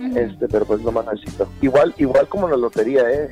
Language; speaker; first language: Spanish; early bilingual, heritage; Spanish